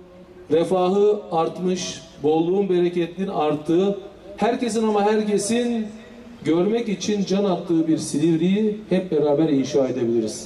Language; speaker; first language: Turkish; native; Turkish